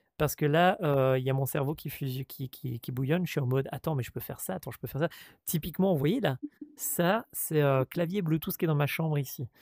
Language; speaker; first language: French; native; French